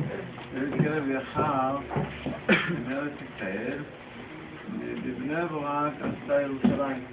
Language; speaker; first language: Portuguese; non-native, learner; Spanish